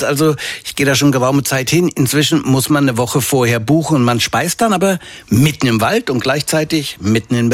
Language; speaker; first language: German; native; German